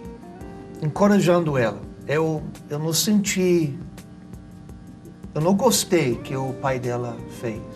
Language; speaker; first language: Portuguese; non-native, learner; English